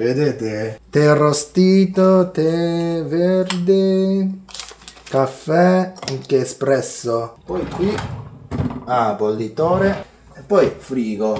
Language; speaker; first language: Italian; non-native, learner; Japanese